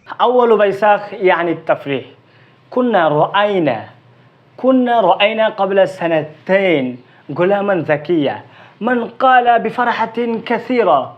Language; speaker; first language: Arabic; non-native, fluent; Bangla